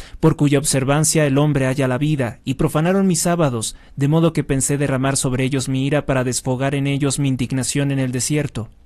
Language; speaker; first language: Spanish; native; Spanish